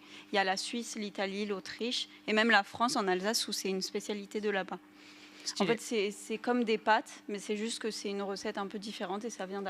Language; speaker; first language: French; native; French